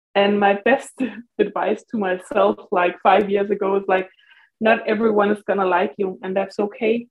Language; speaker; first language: English; non-native, fluent; Danish